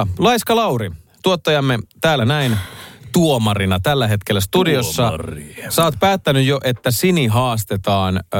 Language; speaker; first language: Finnish; native; Finnish